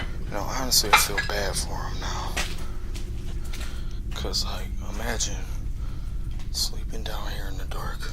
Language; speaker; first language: English; native; English